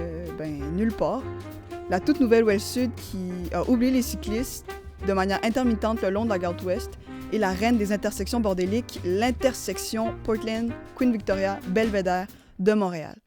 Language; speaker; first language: French; native; French